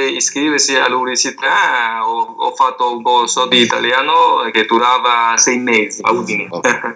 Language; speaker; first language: Italian; non-native, fluent; Chinese